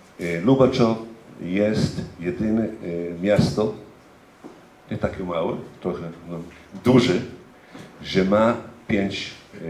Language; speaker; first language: Polish; non-native, learner; Hebrew